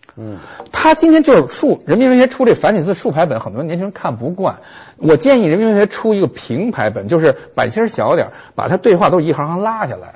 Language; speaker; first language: Chinese; native; Chinese